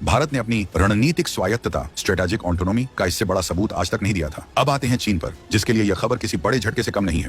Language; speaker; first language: Hindi; native; Hindi